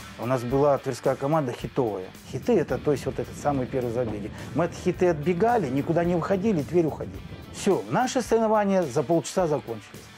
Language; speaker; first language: Russian; native; Russian